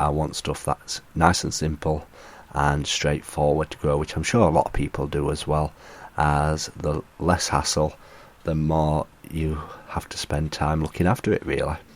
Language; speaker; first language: English; native; English